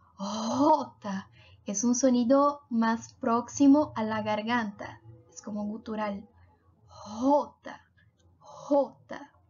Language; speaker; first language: Spanish; non-native, fluent; Portuguese